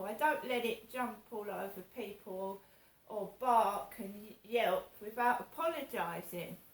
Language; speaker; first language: English; native; English